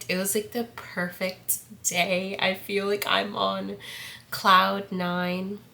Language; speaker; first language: English; native; English